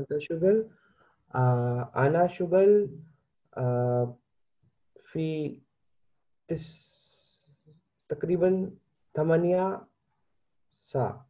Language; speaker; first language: Arabic; non-native, learner; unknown